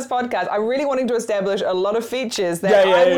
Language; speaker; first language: English; native; English